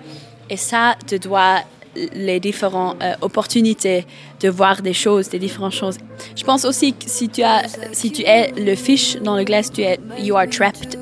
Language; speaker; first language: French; non-native, learner; German